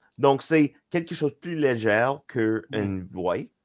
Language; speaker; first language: French; non-native, local second language; English